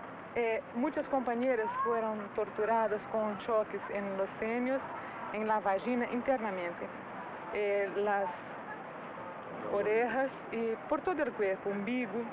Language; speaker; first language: Spanish; non-native, fluent; Portuguese